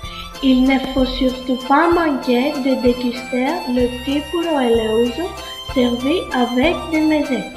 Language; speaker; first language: French; non-native, learner; Greek